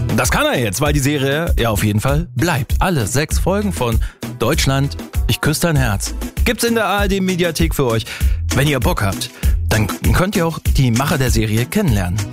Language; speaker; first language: German; native; German